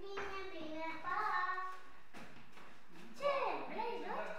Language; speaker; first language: Romanian; non-native, learner; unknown